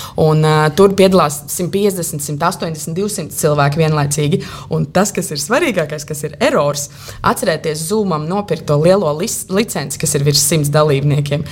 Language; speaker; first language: Latvian; native; Latvian